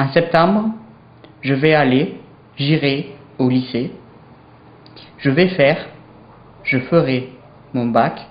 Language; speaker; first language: French; non-native, learner; English